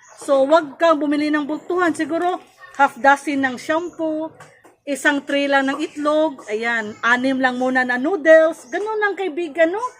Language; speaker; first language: Filipino; non-native, local second language; Cebuano